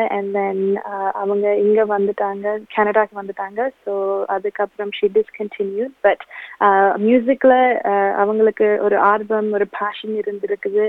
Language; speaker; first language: Tamil; early bilingual, heritage; Tamil